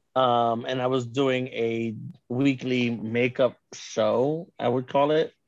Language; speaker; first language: English; native; English